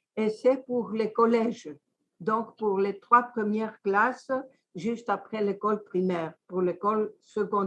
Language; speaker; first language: French; non-native, fluent; Greek